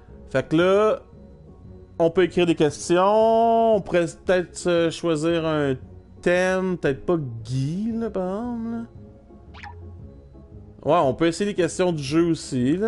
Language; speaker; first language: French; native; French